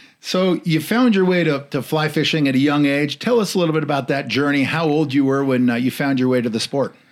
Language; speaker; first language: English; native; English